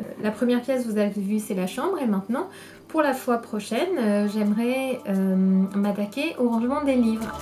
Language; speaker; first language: French; native; French